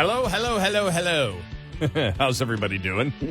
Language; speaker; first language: English; native; English